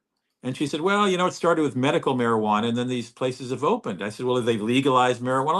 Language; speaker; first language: English; native; English